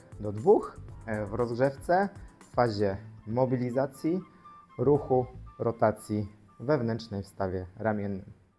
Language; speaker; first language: Polish; native; Polish